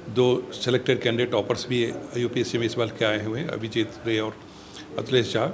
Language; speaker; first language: Hindi; native; Hindi